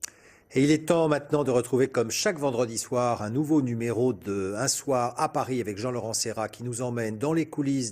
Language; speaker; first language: French; native; French